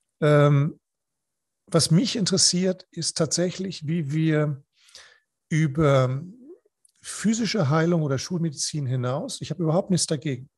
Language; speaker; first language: German; non-native, fluent; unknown